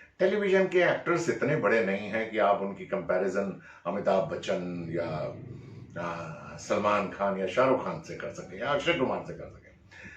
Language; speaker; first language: Hindi; native; Hindi